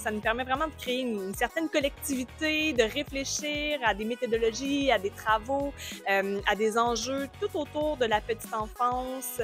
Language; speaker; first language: French; native; French